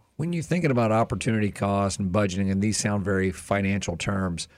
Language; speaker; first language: English; native; English